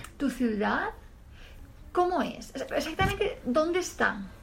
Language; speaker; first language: Spanish; native; Spanish